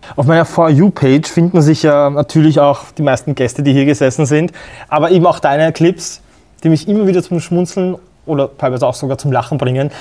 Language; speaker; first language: German; early bilingual, other home language; Croatian